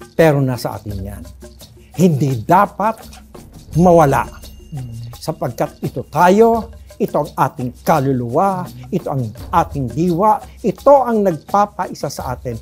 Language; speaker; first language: Filipino; native; Filipino